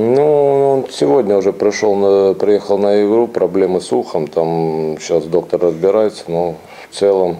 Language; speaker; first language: Russian; native; Russian